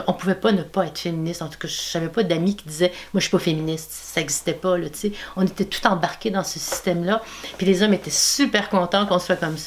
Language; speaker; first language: French; native; French